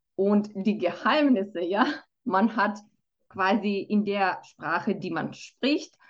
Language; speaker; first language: German; non-native, fluent; Romanian